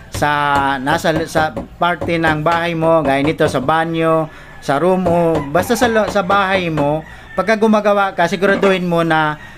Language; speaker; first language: Filipino; native; Filipino